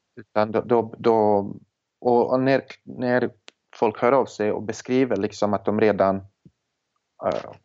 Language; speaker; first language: Swedish; non-native, fluent; Serbian